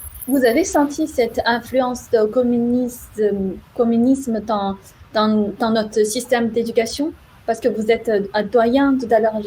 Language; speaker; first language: French; non-native, fluent; Chinese